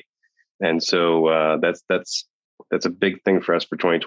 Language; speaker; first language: English; native; English